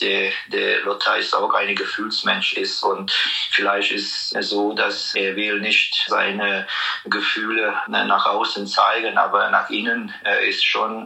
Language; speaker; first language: German; non-native, fluent; Hungarian